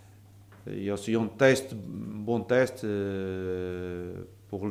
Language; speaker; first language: French; non-native, learner; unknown